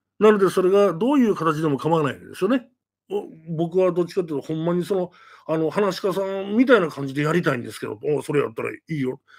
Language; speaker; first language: Japanese; native; Japanese